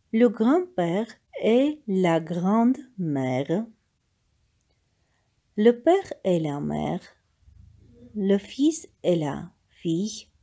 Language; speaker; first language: French; non-native, fluent; Armenian